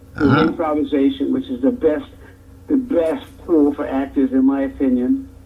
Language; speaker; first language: English; native; English